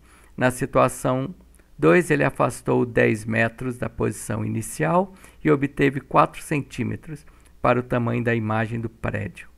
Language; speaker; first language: Portuguese; native; Portuguese